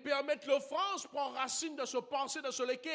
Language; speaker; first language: French; non-native, local second language; Morisyen